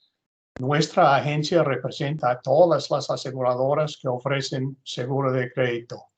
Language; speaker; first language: Spanish; non-native, fluent; English